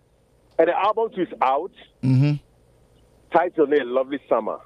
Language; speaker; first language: English; non-native, local second language; Akan